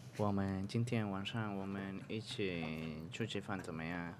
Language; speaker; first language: Chinese; non-native, fluent; Spanish